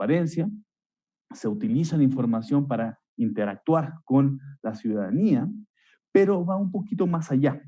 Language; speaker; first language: Spanish; native; Spanish